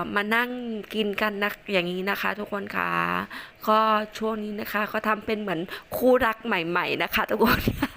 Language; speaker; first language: Thai; non-native, local second language; Northern Khmer